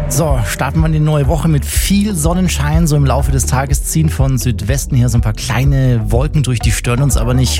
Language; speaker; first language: German; native; German